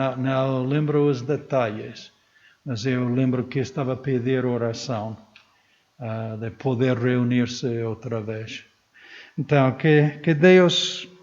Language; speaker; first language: Portuguese; non-native, fluent; English